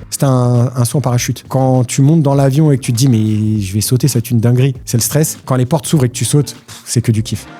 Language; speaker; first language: French; native; French